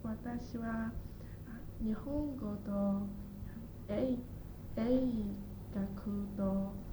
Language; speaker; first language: Japanese; non-native, learner; English